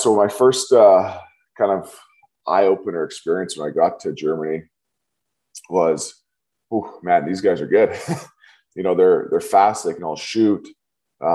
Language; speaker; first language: English; native; English